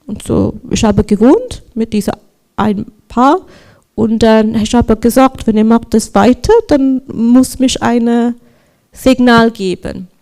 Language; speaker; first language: German; non-native, learner; English